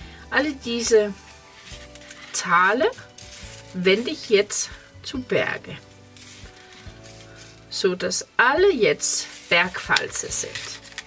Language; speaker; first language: German; non-native, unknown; Danish